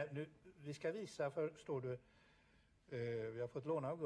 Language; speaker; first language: Swedish; native; Swedish